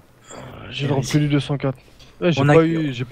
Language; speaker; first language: French; native; French